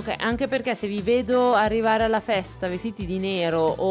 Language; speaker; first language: Italian; native; Italian